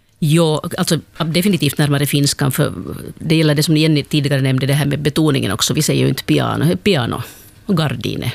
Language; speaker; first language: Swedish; native; Swedish